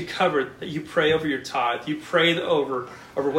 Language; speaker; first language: English; native; English